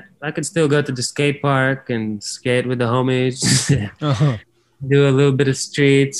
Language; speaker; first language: English; non-native, fluent; Latvian